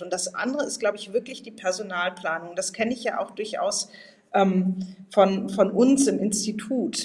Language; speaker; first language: German; native; German